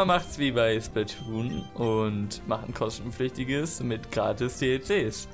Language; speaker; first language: German; native; German